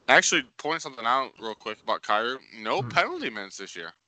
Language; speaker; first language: English; native; English